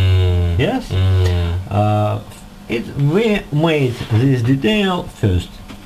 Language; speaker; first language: English; non-native, learner; Russian